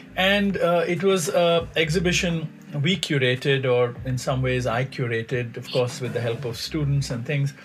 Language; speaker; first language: English; non-native, local second language; Hindi